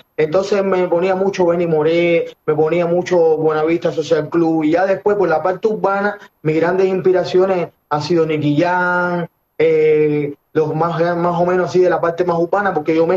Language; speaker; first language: Spanish; native; Spanish